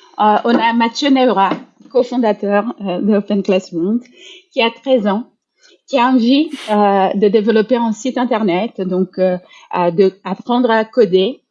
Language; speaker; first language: French; non-native, fluent; Portuguese